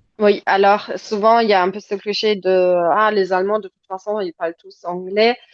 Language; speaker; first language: French; non-native, fluent; German